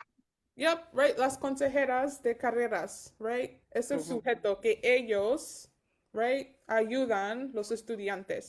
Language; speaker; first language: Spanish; early bilingual, heritage; Spanish